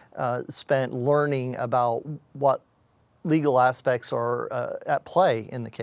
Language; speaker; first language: English; native; English